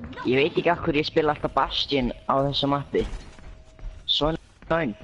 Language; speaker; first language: Icelandic; early bilingual, other home language; Norwegian